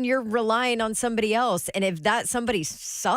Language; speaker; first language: English; native; English